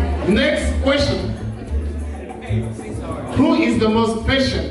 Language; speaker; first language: English; non-native, local second language; French